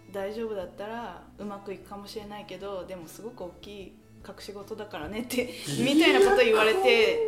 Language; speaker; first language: Japanese; early bilingual, heritage; English